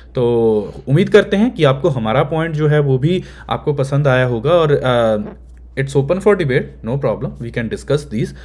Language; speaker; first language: Hindi; native; Hindi